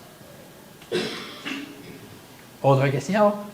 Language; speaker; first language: French; native; French